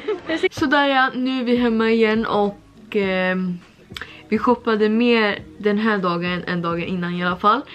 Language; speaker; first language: Swedish; native; Swedish